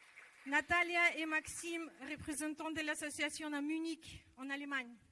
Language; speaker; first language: French; non-native, learner; Russian